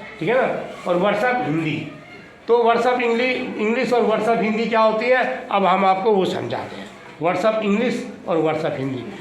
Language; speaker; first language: Hindi; native; Hindi